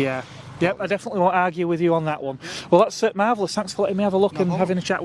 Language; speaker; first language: English; native; English